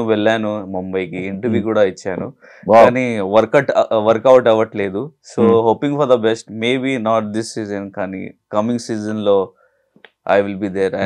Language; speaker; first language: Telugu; non-native, fluent; Urdu